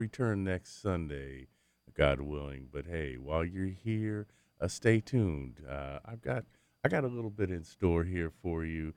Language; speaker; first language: English; native; English